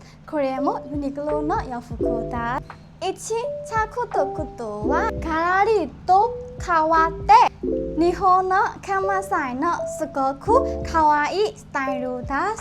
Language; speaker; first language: Japanese; non-native, learner; Burmese